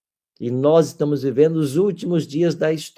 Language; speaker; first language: Portuguese; native; Portuguese